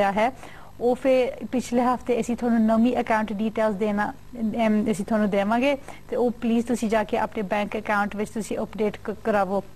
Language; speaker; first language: Punjabi; early bilingual, heritage; Punjabi